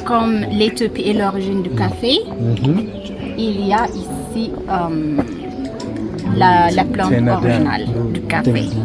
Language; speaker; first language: French; non-native, learner; Amharic